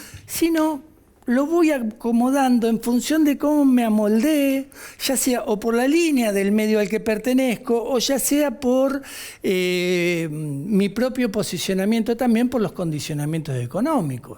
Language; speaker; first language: Spanish; native; Spanish